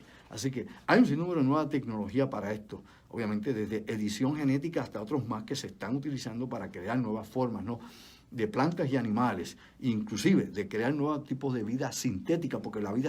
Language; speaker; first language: Spanish; native; Spanish